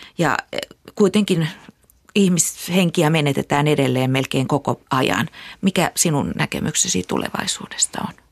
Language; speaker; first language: Finnish; native; Finnish